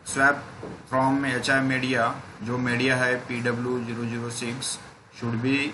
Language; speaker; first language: Hindi; non-native, local second language; Marathi